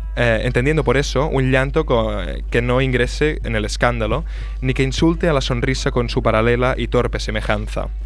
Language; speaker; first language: Spanish; non-native, local second language; Catalan